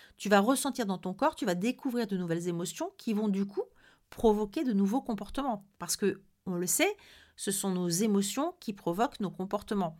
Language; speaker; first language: French; native; French